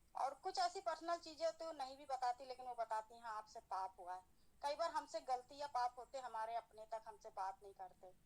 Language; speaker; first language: Hindi; native; Hindi